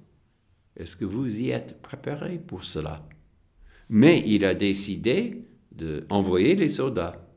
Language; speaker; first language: French; non-native, fluent; English